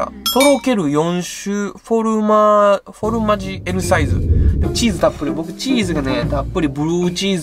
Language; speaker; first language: Japanese; native; Japanese